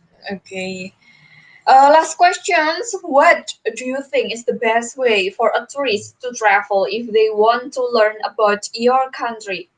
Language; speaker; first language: English; non-native, fluent; Indonesian